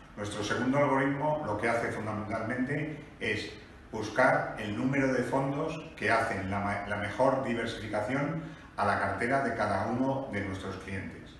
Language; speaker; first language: Spanish; native; Spanish